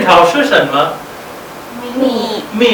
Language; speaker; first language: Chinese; non-native, fluent; Indonesian